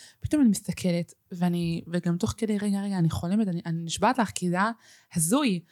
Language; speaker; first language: Hebrew; early bilingual, other home language; Spanish